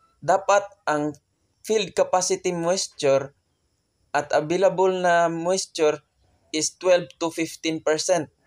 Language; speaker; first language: Filipino; non-native, local second language; Cebuano